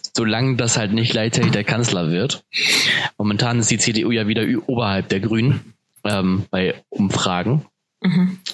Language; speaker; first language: German; native; German